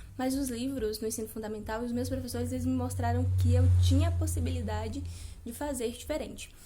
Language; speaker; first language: Portuguese; native; Portuguese